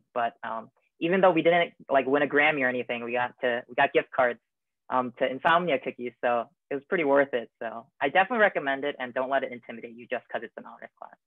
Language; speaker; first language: English; native; English